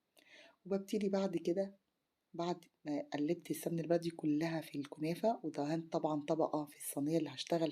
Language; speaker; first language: Arabic; native; Arabic